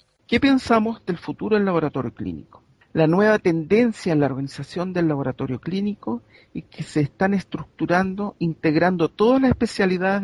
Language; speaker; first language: Spanish; native; Spanish